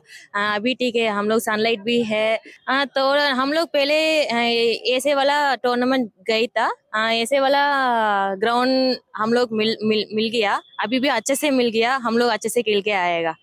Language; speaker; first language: Hindi; non-native, local second language; Tamil